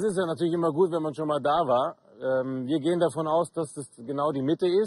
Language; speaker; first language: German; native; German